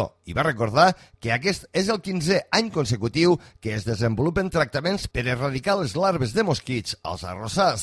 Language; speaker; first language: Catalan; native; Catalan